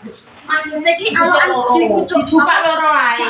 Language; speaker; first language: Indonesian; non-native, local second language; Javanese